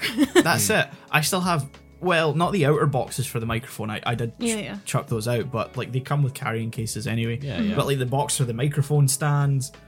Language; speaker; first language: English; native; English